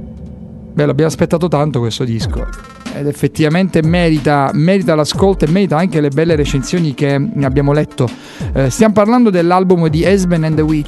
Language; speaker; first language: Italian; native; Italian